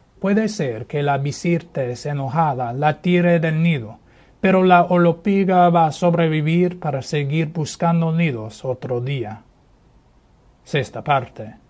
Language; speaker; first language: Spanish; non-native, fluent; English